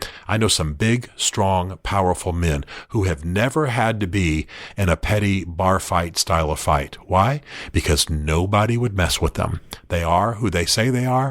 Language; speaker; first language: English; native; English